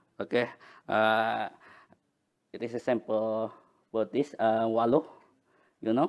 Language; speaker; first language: English; non-native, learner; Banjar